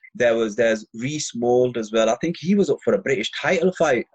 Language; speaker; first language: English; native; English